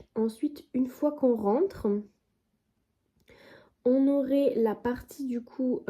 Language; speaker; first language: French; native; French